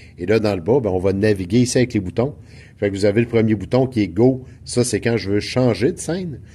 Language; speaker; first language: French; native; French